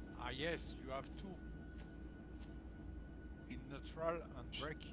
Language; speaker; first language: English; non-native, learner; French